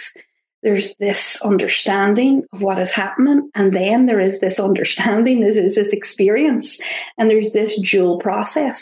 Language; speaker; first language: English; native; English